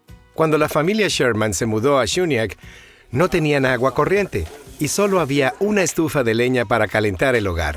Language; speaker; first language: Spanish; native; Spanish